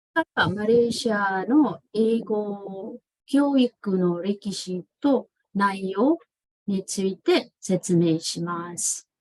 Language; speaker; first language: Japanese; non-native, fluent; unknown